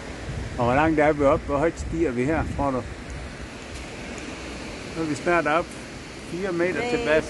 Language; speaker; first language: Danish; native; Danish